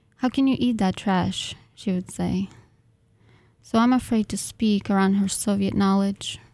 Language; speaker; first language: English; non-native, fluent; Russian